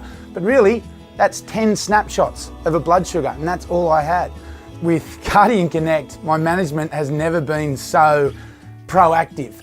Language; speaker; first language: English; native; English